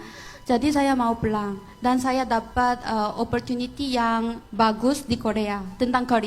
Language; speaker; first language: Indonesian; non-native, fluent; Korean